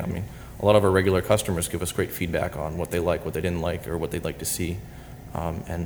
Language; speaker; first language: English; native; English